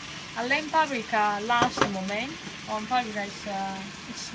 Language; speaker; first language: Dutch; non-native, learner; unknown